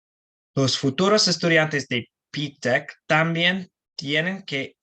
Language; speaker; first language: Spanish; non-native, learner; English